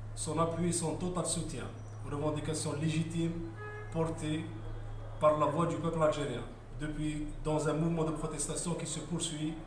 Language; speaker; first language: French; non-native, local second language; Arabic